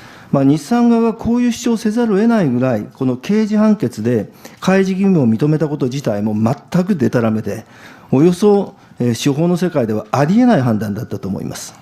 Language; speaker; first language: Japanese; native; Japanese